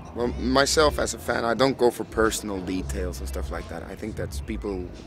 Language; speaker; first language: English; non-native, fluent; Norwegian